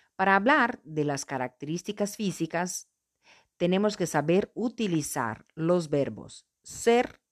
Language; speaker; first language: Spanish; non-native, fluent; Portuguese